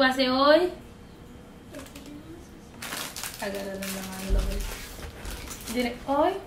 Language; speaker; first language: Spanish; non-native, learner; Haitian Creole